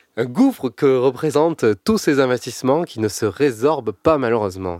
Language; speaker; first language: French; native; French